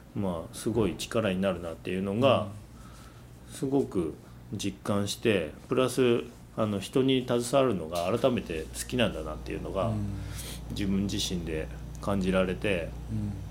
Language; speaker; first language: Japanese; native; Japanese